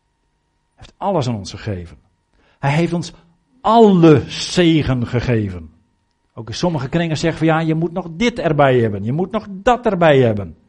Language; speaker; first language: Dutch; native; Dutch